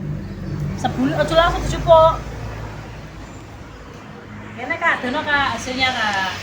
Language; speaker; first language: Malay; non-native, local second language; Javanese